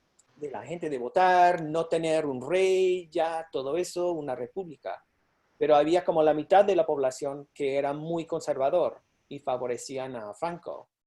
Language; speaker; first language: Spanish; non-native, fluent; English